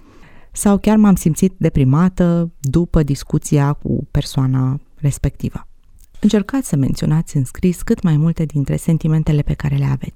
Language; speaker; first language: Romanian; native; Romanian